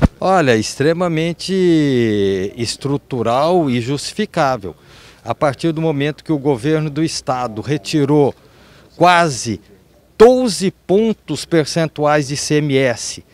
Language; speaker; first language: Portuguese; native; Portuguese